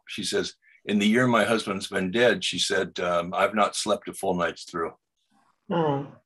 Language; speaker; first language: English; native; English